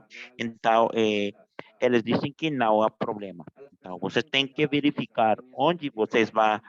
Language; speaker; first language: Portuguese; non-native, fluent; Spanish